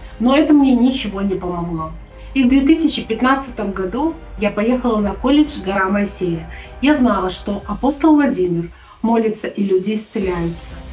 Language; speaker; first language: Russian; native; Russian